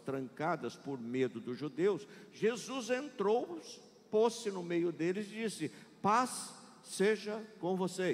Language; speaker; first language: Portuguese; native; Portuguese